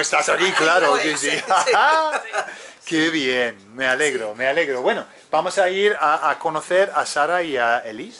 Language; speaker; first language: Spanish; native; Spanish